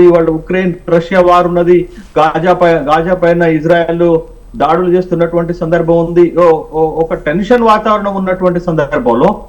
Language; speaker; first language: Telugu; native; Telugu